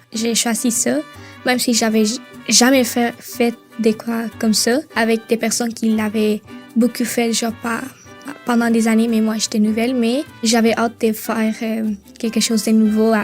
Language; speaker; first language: French; early bilingual, other home language; Spanish